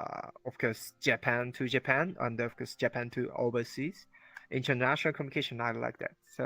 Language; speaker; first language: English; non-native, learner; Japanese